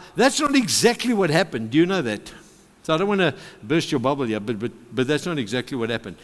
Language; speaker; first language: English; non-native, local second language; Afrikaans